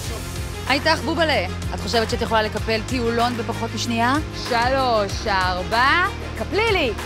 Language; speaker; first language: Hebrew; native; Hebrew